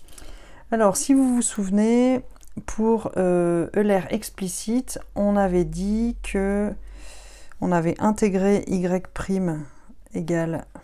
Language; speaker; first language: French; native; French